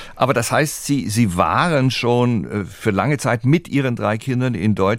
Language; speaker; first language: German; native; German